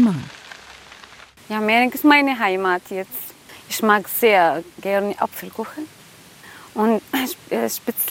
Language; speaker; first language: German; non-native, learner; Arabic